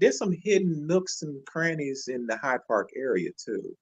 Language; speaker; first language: English; native; English